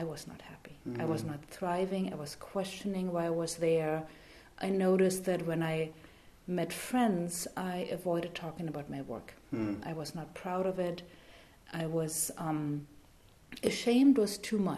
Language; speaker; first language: English; non-native, fluent; German